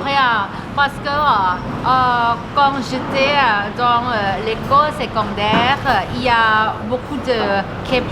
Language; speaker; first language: French; non-native, learner; Thai